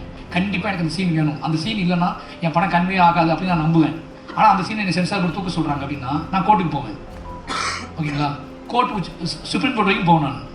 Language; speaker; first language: Tamil; native; Tamil